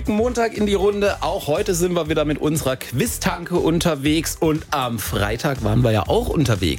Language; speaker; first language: German; native; German